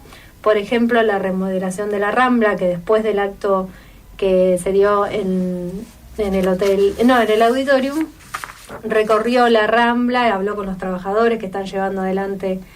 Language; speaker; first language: Spanish; native; Spanish